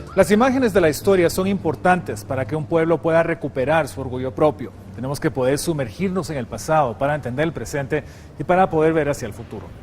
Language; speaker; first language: Spanish; native; Spanish